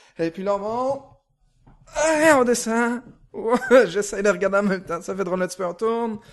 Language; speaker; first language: French; native; French